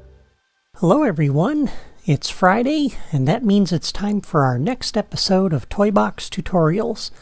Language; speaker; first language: English; native; English